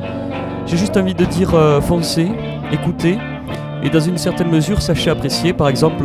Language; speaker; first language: French; native; French